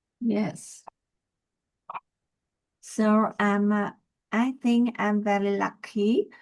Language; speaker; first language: English; non-native, learner; Vietnamese